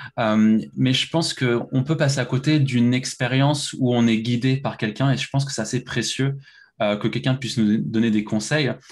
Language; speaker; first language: French; native; French